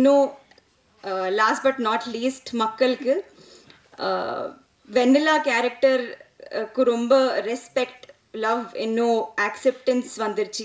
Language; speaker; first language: Tamil; non-native, learner; Telugu